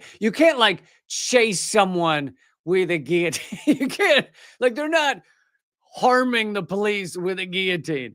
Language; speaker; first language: English; native; English